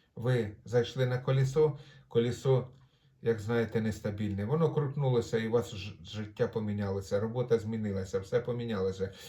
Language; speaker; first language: Ukrainian; non-native, local second language; Russian